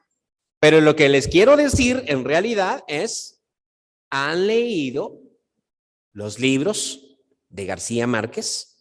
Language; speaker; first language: Spanish; native; Spanish